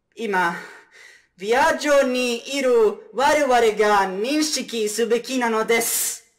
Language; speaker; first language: Japanese; non-native, fluent; Italian